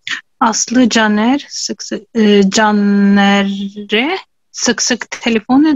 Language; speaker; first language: Turkish; non-native, learner; Urdu